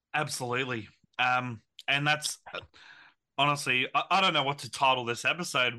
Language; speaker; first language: English; native; English